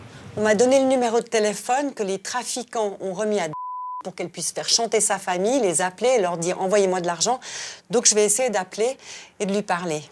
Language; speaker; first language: French; native; French